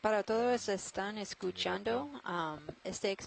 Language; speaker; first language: Spanish; non-native, learner; English